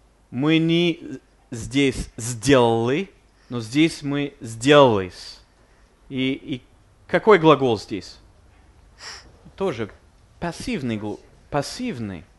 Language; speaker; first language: Russian; non-native, fluent; English